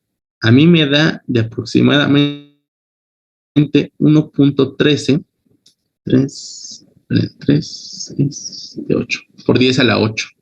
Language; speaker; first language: Spanish; native; Spanish